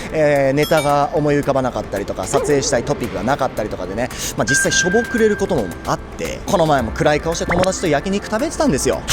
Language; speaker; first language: Japanese; native; Japanese